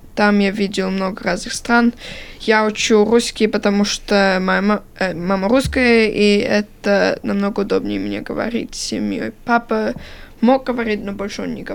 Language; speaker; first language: Russian; early bilingual, heritage; Russian